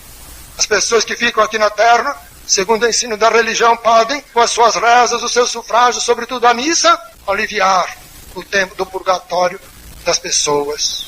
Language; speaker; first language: Portuguese; native; Portuguese